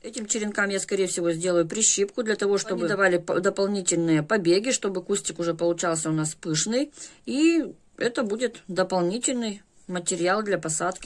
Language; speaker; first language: Russian; native; Russian